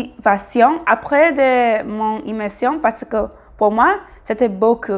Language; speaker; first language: French; non-native, learner; English